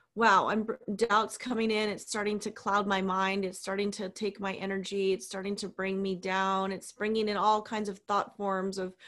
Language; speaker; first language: English; native; English